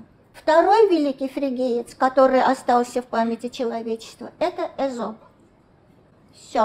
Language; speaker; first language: Russian; non-native, local second language; Armenian